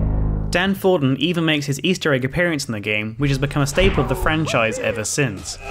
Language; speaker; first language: English; native; English